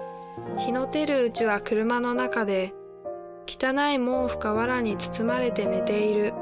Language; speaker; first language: Japanese; native; Japanese